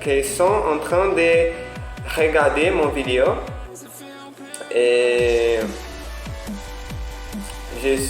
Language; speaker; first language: French; non-native, learner; Portuguese